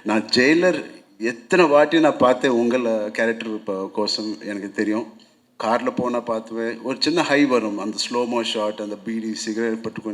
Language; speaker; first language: Tamil; non-native, local second language; Telugu